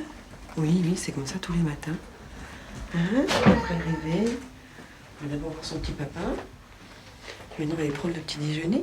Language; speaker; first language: French; native; French